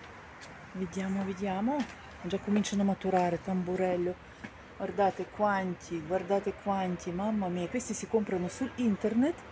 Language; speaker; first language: Italian; non-native, fluent; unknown